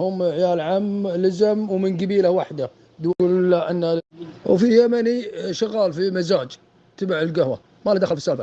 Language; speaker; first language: Arabic; native; Arabic